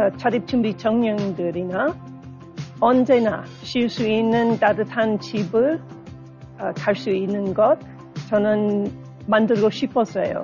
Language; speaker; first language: Korean; non-native, learner; English